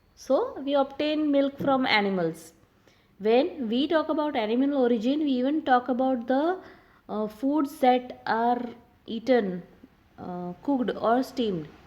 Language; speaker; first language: English; non-native, local second language; Hindi